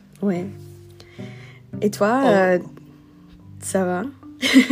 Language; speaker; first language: French; non-native, learner; English